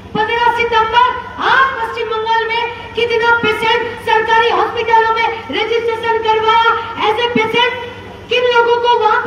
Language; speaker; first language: Hindi; non-native, local second language; Bangla